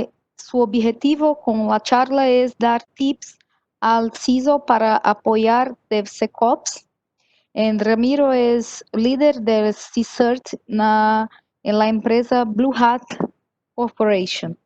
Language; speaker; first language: Spanish; non-native, learner; Portuguese